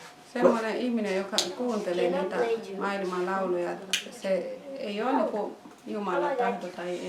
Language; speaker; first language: Finnish; non-native, fluent; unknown